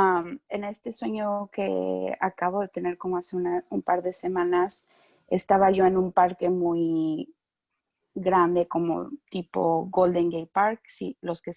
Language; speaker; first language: Spanish; early bilingual, heritage; Spanish